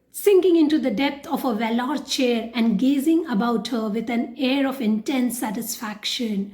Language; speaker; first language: English; non-native, local second language; Hindi